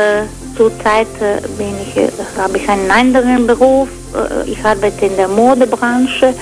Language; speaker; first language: German; non-native, fluent; Croatian